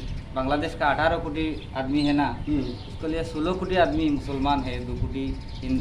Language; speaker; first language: Hindi; non-native, learner; Bangla